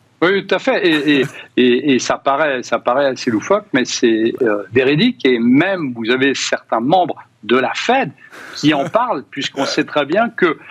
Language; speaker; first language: French; native; French